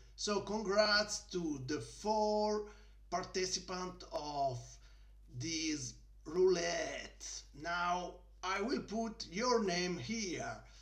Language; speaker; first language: English; non-native, learner; Italian